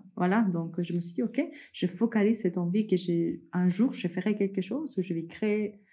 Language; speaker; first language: French; early bilingual, other home language; Spanish